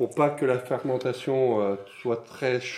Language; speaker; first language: French; native; French